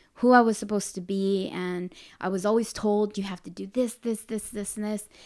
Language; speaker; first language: English; native; English